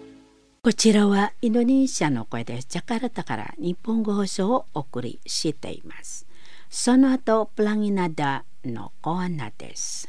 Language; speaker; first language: Japanese; non-native, learner; Indonesian